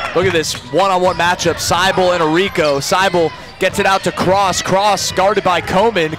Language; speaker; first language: English; native; English